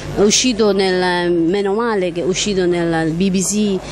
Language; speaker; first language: Italian; non-native, learner; Chinese